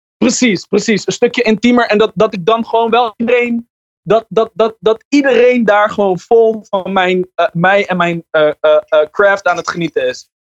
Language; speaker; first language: Dutch; native; Dutch